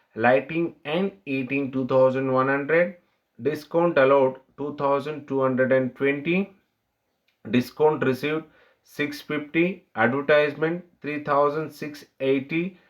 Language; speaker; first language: English; non-native, local second language; Kannada